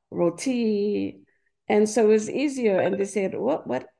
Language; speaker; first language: English; non-native, fluent; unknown